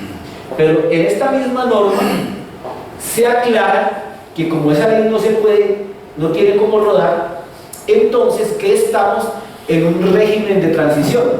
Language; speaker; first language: Spanish; native; Spanish